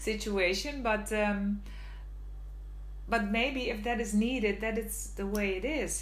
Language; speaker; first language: English; non-native, fluent; Dutch